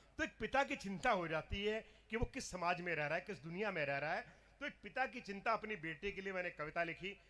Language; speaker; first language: Hindi; non-native, local second language; Punjabi